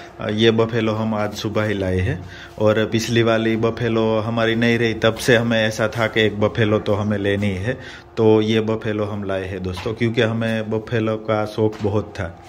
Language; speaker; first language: Hindi; non-native, local second language; Gujarati